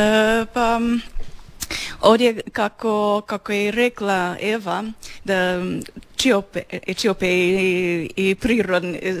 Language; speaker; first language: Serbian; non-native, learner; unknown